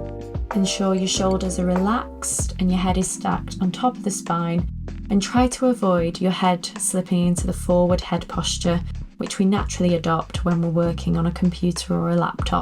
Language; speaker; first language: English; native; English